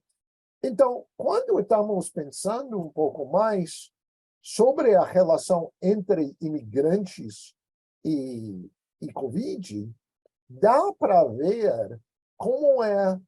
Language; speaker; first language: Portuguese; non-native, fluent; English